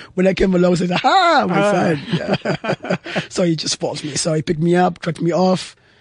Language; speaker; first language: English; non-native, local second language; Xhosa